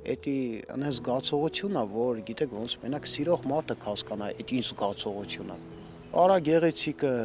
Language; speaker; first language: Armenian; non-native, local second language; Assyrian Neo-Aramaic